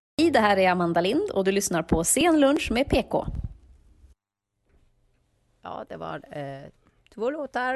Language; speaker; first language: Swedish; non-native, fluent; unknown